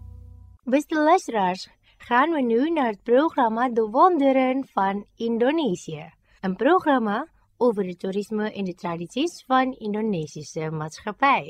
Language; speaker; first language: Dutch; non-native, learner; Indonesian